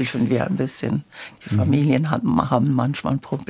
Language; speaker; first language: German; non-native, learner; French